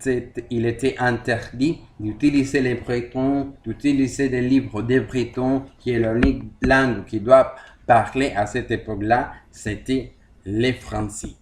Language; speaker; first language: French; non-native, learner; Spanish